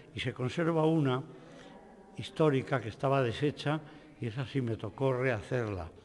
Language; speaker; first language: Spanish; native; Spanish